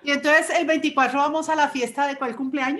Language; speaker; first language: Spanish; native; Spanish